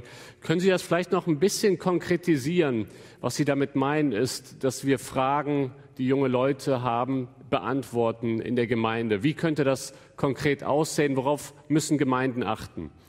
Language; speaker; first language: German; native; German